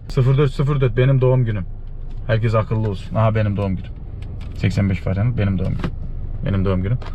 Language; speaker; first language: Turkish; native; Turkish